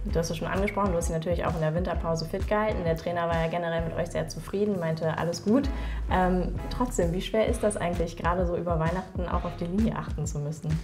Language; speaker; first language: German; native; German